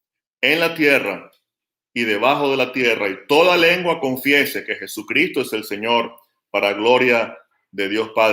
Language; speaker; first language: Spanish; native; Spanish